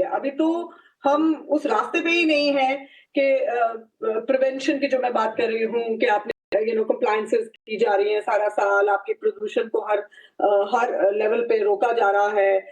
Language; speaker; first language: Hindi; native; Hindi